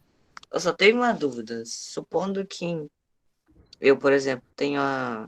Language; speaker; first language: Portuguese; native; Portuguese